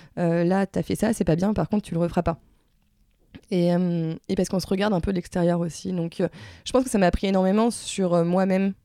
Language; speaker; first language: French; native; French